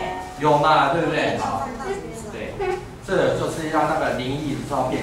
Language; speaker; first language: Chinese; native; Chinese